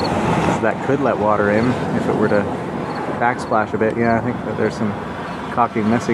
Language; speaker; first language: English; native; English